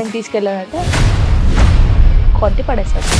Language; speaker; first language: Telugu; native; Telugu